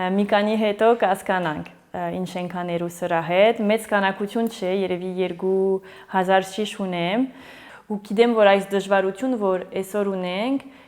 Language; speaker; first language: Armenian; early bilingual, heritage; Armenian